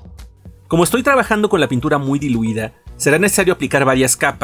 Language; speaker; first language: Spanish; native; Spanish